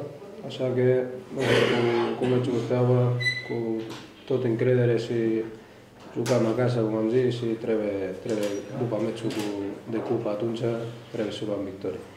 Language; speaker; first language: Romanian; non-native, learner; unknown